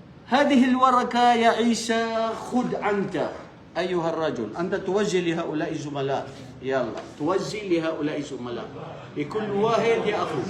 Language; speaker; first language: Arabic; non-native, fluent; Filipino